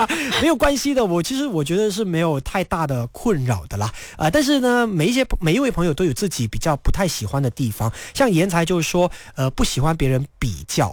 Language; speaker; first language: Chinese; native; Chinese